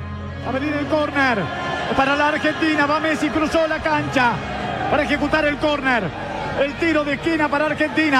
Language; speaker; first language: Spanish; native; Spanish